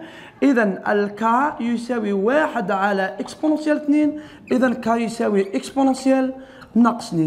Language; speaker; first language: Arabic; native; Arabic